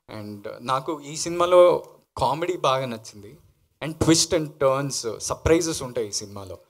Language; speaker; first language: Telugu; native; Telugu